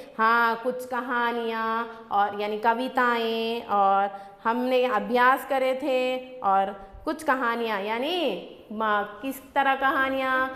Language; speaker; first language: Hindi; native; Hindi